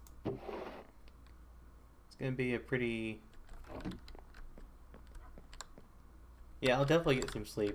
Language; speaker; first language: English; native; English